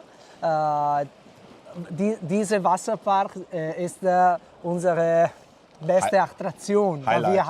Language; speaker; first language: German; non-native, fluent; Italian